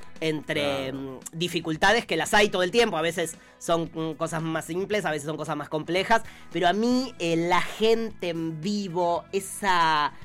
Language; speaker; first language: Spanish; native; Spanish